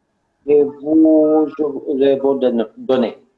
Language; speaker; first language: French; non-native, learner; Romanian